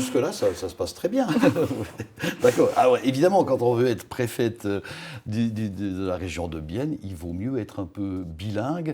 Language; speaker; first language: French; native; French